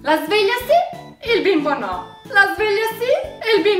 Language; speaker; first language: Italian; native; Italian